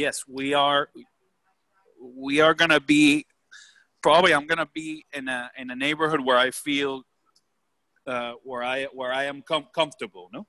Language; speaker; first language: English; non-native, fluent; Spanish